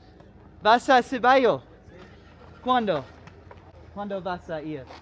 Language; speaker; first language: Spanish; non-native, learner; English